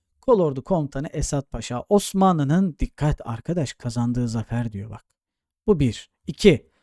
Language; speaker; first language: Turkish; native; Turkish